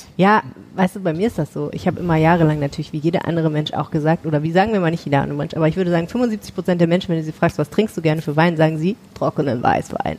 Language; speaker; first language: German; native; German